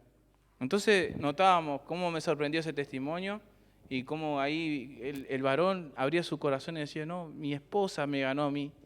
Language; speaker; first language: Spanish; native; Spanish